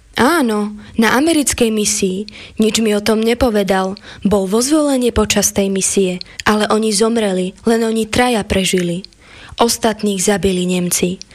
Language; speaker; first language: Slovak; native; Slovak